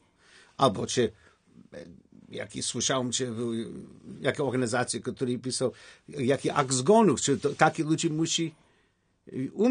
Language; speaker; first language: Polish; non-native, learner; English